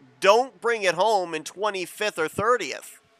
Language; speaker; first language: English; native; English